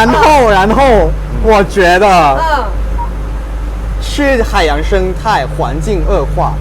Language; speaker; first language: Chinese; non-native, fluent; Thai